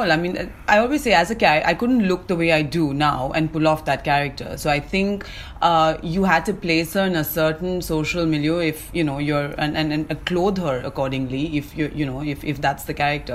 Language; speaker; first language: English; non-native, local second language; Malayalam